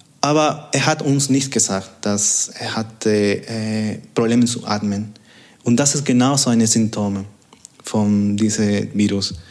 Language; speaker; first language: German; non-native, fluent; Spanish